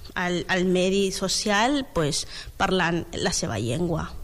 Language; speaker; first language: Catalan; non-native, learner; Spanish